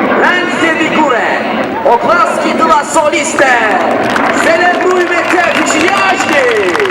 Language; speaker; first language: Polish; non-native, learner; Turkish